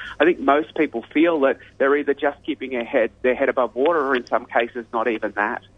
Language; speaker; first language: English; native; English